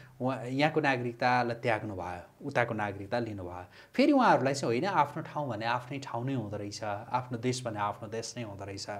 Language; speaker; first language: Nepali; native; Nepali